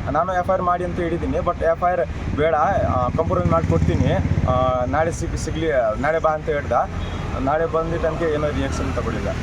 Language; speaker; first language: Kannada; non-native, learner; Nepali